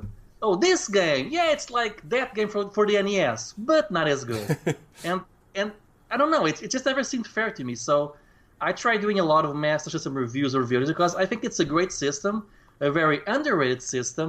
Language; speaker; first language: English; non-native, fluent; Portuguese